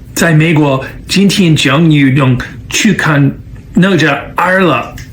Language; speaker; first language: Chinese; non-native, learner; English